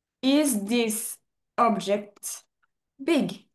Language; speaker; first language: English; non-native, fluent; French